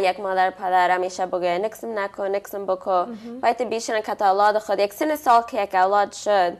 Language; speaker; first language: Persian; early bilingual, heritage; Persian